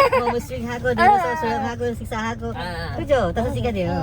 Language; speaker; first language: Korean; non-native, learner; Indonesian